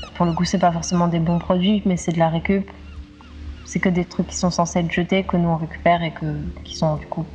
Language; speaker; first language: French; native; French